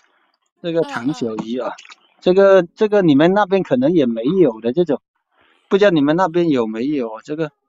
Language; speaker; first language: Chinese; native; Chinese